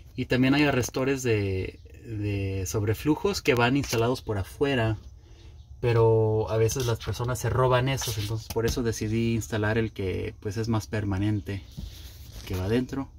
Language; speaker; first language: Spanish; early bilingual, heritage; Spanish